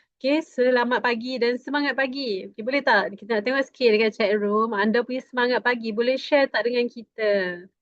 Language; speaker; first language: Malay; native; Malay